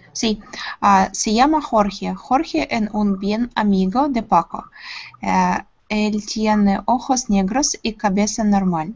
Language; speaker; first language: Spanish; non-native, learner; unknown